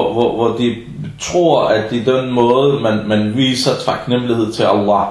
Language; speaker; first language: Danish; non-native, fluent; Arabic